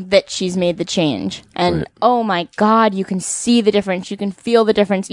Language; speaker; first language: English; non-native, fluent; Spanish